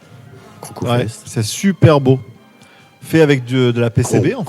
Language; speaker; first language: French; native; French